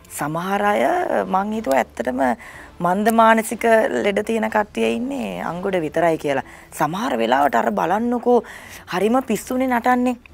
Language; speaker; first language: Sinhala; native; Sinhala